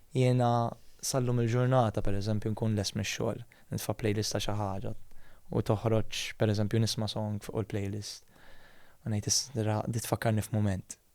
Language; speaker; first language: Maltese; native; Maltese